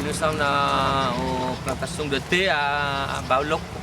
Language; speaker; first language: French; non-native, fluent; Vietnamese